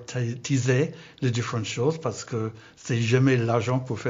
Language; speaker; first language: French; non-native, learner; English